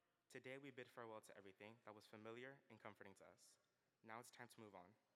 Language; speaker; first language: English; early bilingual, other home language; Spanish